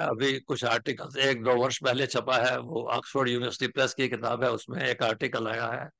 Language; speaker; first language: Hindi; native; Hindi